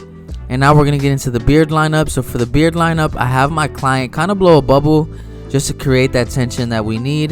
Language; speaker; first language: English; native; English